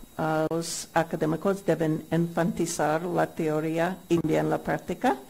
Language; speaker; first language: Spanish; non-native, fluent; English